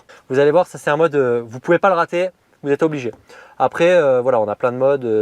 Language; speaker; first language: French; native; French